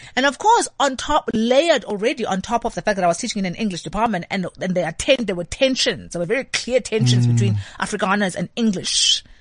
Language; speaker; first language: English; non-native, local second language; Xhosa